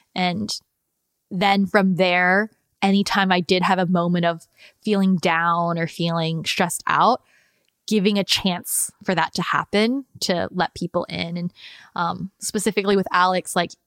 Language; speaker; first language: English; native; English